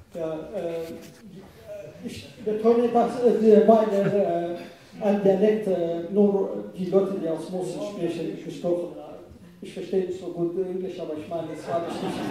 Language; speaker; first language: German; non-native, fluent; Arabic